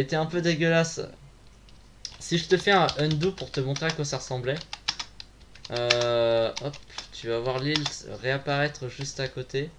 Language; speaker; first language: French; native; French